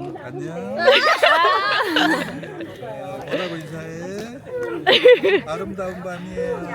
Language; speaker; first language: Korean; native; Korean